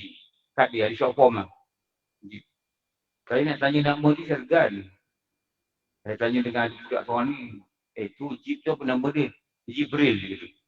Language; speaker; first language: Malay; native; Malay